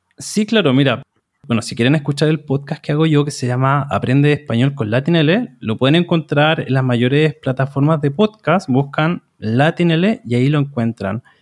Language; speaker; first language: Spanish; native; Spanish